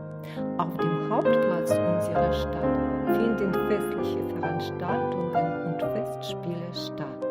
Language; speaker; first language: German; non-native, learner; Russian